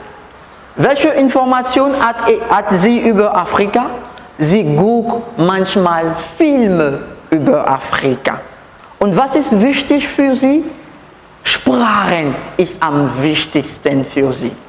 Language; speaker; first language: German; non-native, fluent; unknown